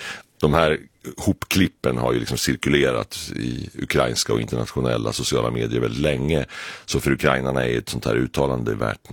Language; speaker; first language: Swedish; native; Swedish